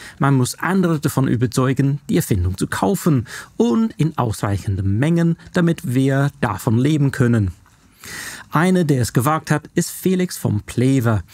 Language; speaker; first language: German; non-native, fluent; English